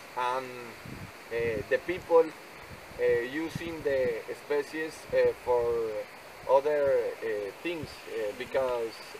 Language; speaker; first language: English; non-native, learner; Spanish